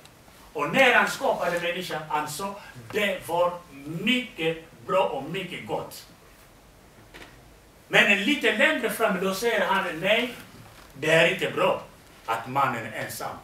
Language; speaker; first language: Swedish; non-native, fluent; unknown